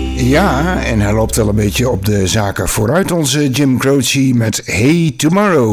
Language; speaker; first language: Dutch; native; Dutch